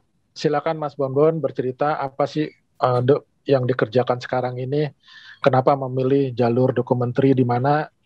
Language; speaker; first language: Indonesian; native; Indonesian